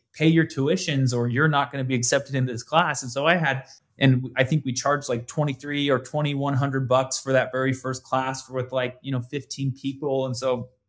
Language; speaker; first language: English; native; English